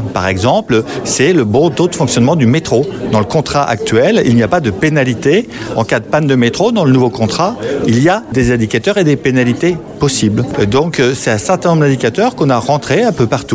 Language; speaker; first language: French; native; French